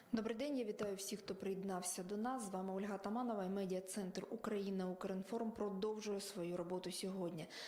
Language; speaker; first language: Ukrainian; native; Ukrainian